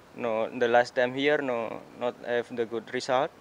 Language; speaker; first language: English; non-native, learner; Indonesian